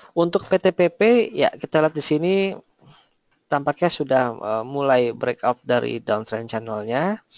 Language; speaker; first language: Indonesian; native; Indonesian